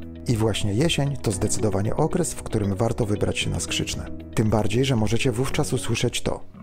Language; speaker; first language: Polish; native; Polish